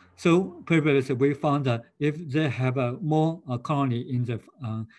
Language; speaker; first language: English; non-native, fluent; Chinese